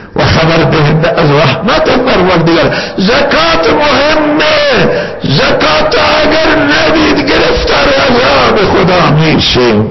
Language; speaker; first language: Persian; non-native, local second language; Baluchi